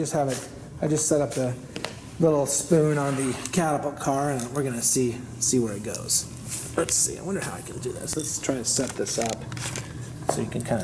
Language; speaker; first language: English; native; English